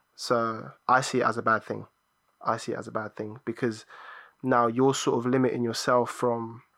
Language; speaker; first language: English; early bilingual, other home language; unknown